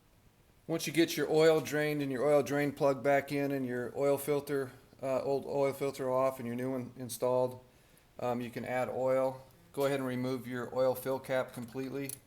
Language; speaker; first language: English; native; English